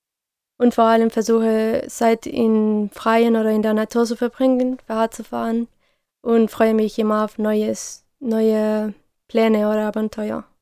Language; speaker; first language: German; non-native, fluent; Spanish